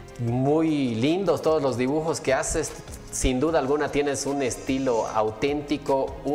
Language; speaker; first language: Spanish; native; Spanish